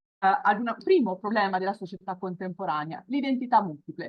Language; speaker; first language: Italian; native; Italian